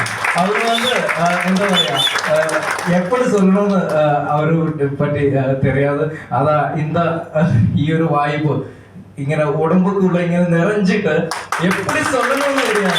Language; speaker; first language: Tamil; non-native, learner; Malayalam